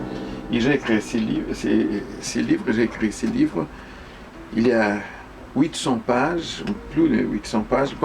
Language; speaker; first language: French; non-native, fluent; Portuguese